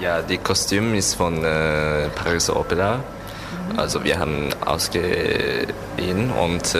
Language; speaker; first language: German; non-native, learner; Japanese